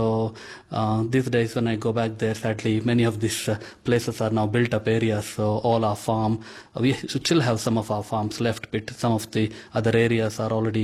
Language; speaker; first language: English; non-native, local second language; Konkani